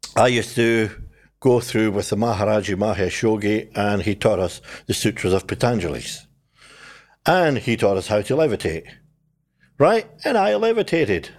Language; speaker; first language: English; native; English